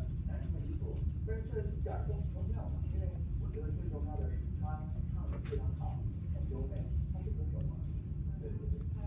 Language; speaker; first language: Chinese; non-native, learner; English